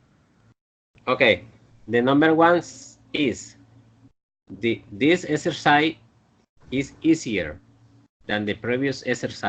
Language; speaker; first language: English; non-native, learner; Spanish